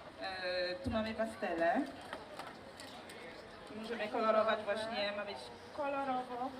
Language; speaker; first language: Polish; non-native, fluent; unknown